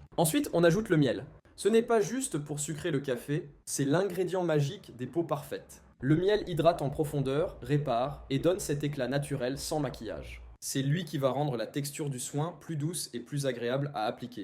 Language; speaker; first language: French; native; French